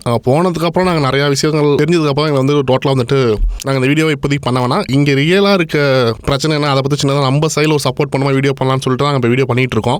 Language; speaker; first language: Tamil; native; Tamil